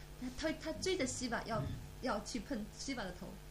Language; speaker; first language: Chinese; native; Chinese